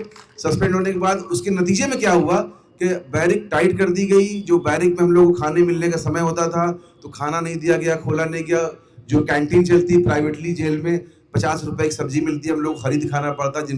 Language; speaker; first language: Hindi; native; Hindi